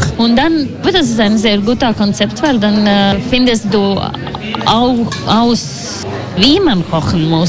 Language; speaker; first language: German; non-native, learner; Latvian